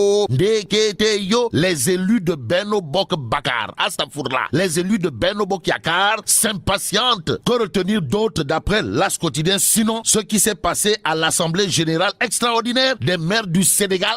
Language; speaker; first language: French; non-native, local second language; Wolof